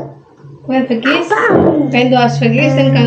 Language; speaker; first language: German; non-native, learner; Indonesian